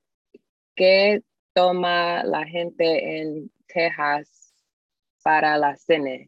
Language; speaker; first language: Spanish; non-native, learner; English